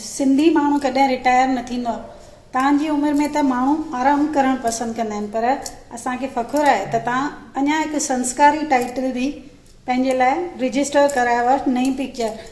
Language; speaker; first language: Sindhi; native; Sindhi